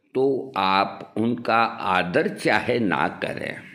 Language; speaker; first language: Hindi; native; Hindi